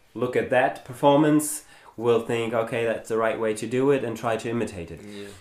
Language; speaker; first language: English; non-native, fluent; German